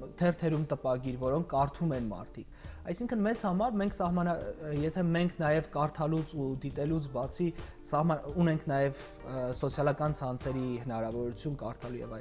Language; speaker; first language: Armenian; native; Armenian